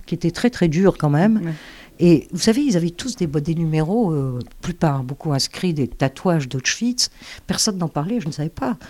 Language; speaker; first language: French; early bilingual, other home language; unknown